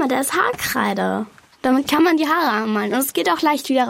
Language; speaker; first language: German; native; German